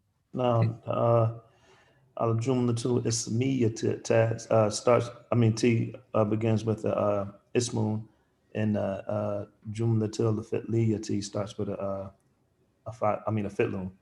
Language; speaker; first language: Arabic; non-native, learner; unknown